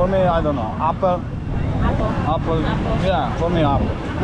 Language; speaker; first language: English; non-native, fluent; Polish